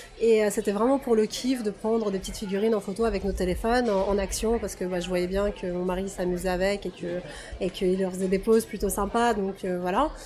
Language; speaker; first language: French; non-native, fluent; Russian